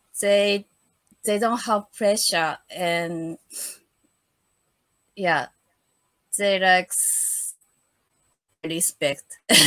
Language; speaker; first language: English; non-native, learner; Japanese